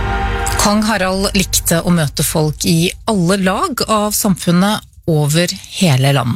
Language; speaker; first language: Norwegian; native; Norwegian